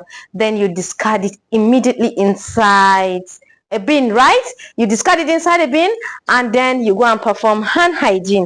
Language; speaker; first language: English; non-native, local second language; Igbo